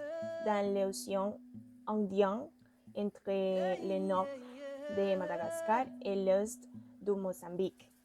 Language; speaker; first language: French; non-native, learner; Spanish